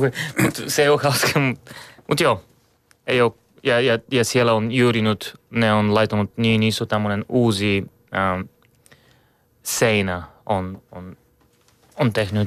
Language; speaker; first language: Finnish; non-native, learner; Bulgarian